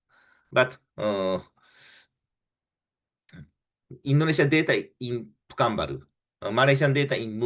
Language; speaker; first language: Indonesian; non-native, learner; Japanese